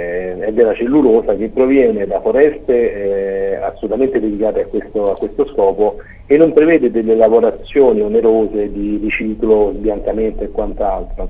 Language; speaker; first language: Italian; native; Italian